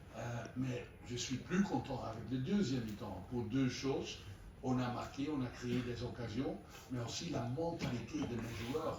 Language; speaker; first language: French; non-native, fluent; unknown